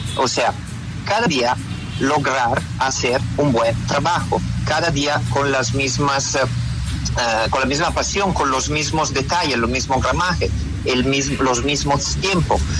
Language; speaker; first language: Spanish; non-native, fluent; Italian